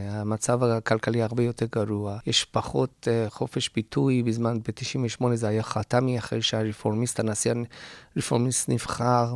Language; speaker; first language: Hebrew; non-native, fluent; Persian